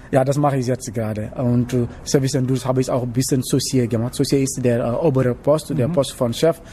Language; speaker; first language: German; non-native, learner; Wolof